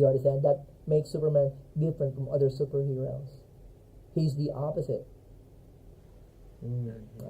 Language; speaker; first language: English; non-native, fluent; Filipino